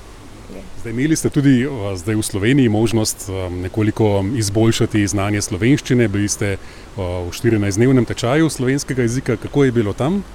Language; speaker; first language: Slovenian; native; Slovenian